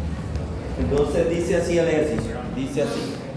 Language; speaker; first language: Spanish; native; Spanish